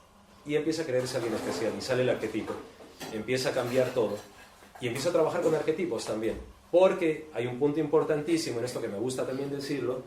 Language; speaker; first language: Spanish; native; Spanish